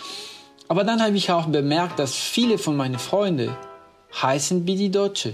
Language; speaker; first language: German; non-native, fluent; Spanish